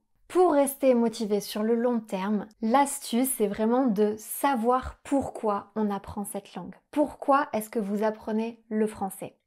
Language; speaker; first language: French; native; French